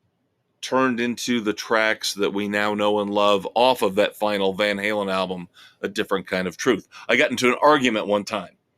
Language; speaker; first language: English; native; English